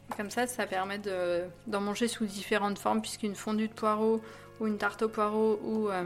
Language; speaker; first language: French; native; French